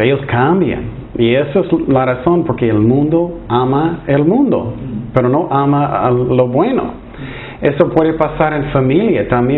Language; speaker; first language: Spanish; non-native, fluent; English